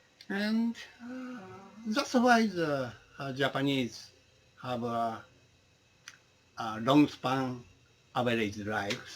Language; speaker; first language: English; non-native, learner; Japanese